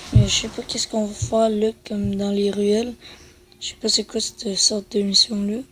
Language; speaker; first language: French; native; French